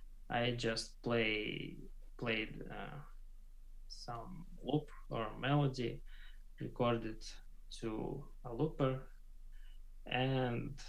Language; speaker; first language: English; non-native, learner; Russian